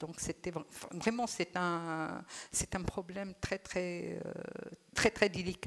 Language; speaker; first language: French; non-native, local second language; Arabic